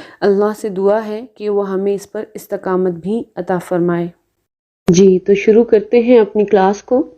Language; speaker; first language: Urdu; native; Urdu